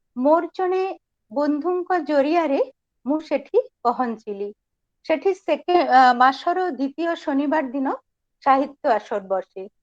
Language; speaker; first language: Odia; non-native, local second language; Bangla